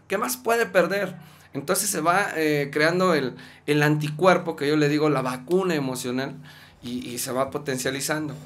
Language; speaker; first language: Spanish; native; Spanish